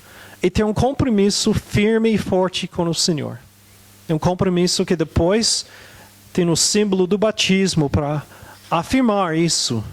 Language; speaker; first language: Portuguese; non-native, fluent; English